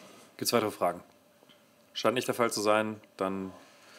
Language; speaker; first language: German; native; German